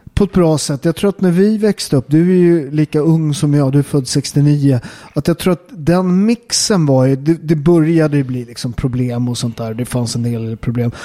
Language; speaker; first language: Swedish; native; Swedish